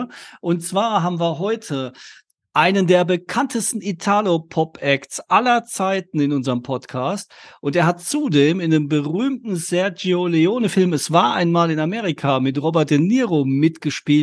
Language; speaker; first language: German; native; German